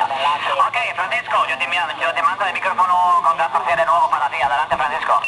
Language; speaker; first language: Spanish; non-native, learner; German